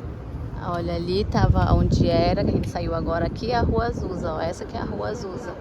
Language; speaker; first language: Portuguese; native; Portuguese